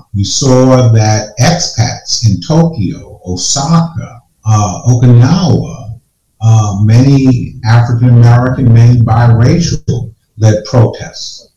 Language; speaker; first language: English; native; English